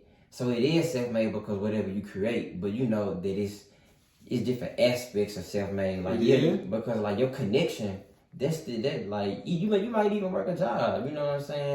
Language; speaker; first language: English; native; English